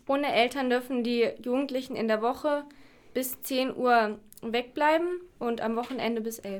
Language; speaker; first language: German; native; German